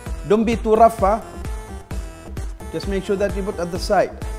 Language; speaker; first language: English; non-native, local second language; Malay